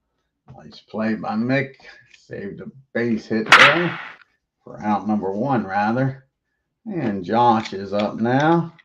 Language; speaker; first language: English; native; English